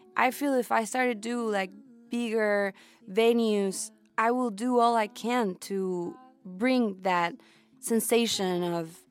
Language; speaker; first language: English; non-native, fluent; Spanish